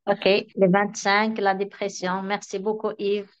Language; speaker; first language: French; non-native, local second language; Arabic